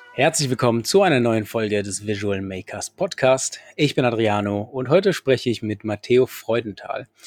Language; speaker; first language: German; non-native, fluent; Spanish